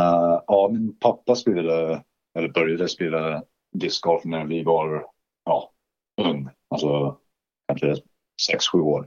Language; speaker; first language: Swedish; non-native, fluent; English